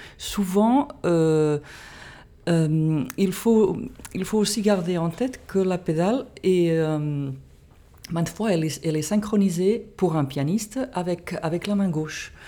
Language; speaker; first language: French; non-native, fluent; Catalan